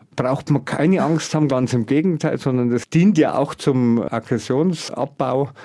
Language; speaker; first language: German; native; German